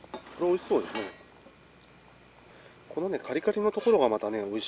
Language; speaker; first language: Japanese; native; Japanese